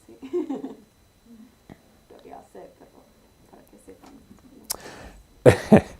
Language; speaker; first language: Spanish; non-native, fluent; English